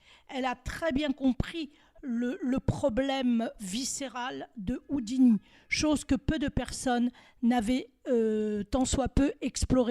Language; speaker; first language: French; native; French